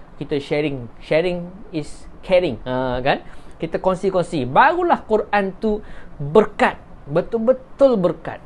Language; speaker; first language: Malay; native; Malay